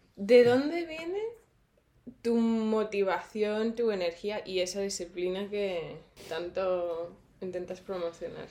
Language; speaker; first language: Spanish; non-native, fluent; English